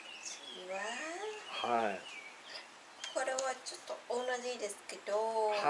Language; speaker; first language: Japanese; non-native, learner; Vietnamese